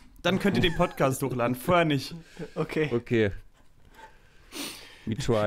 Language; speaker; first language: German; native; German